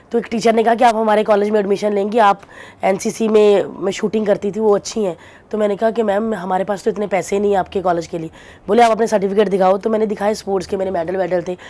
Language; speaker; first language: Hindi; non-native, local second language; Punjabi